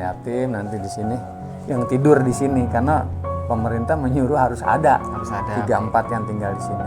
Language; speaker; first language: Indonesian; native; Indonesian